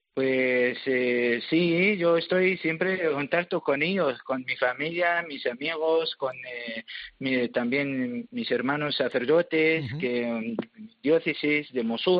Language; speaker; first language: Spanish; non-native, learner; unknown